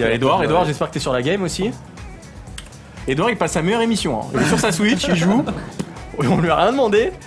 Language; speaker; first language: French; native; French